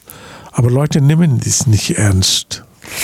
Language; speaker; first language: German; non-native, learner; Bangla